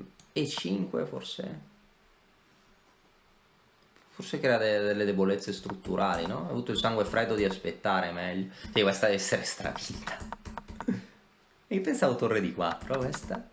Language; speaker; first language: Italian; native; Italian